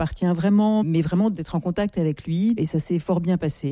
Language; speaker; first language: French; native; French